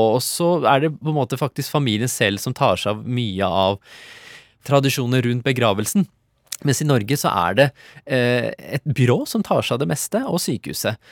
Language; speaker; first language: Norwegian; early bilingual, other home language; Urdu